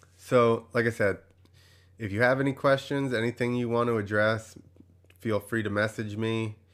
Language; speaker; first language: English; native; English